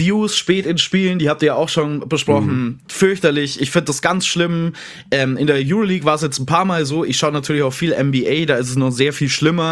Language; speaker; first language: German; native; German